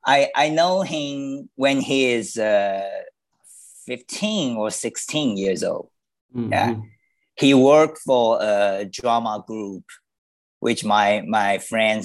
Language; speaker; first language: English; non-native, learner; Chinese